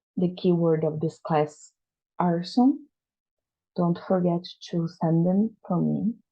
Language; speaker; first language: English; non-native, fluent; Portuguese